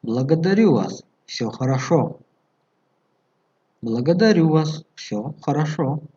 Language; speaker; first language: Russian; non-native, fluent; Tajik